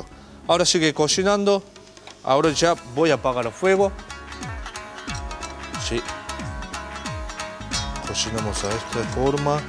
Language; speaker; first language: Spanish; non-native, learner; Japanese